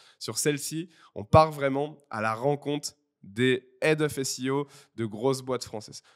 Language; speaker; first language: French; native; French